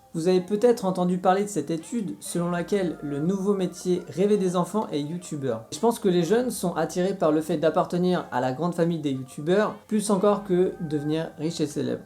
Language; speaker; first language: French; native; French